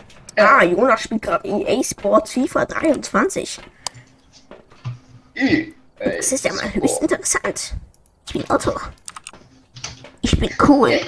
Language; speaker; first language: German; native; German